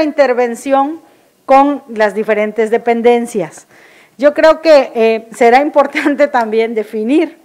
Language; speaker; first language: Spanish; native; Spanish